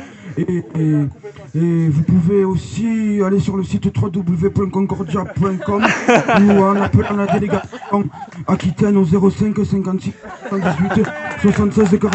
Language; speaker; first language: French; native; French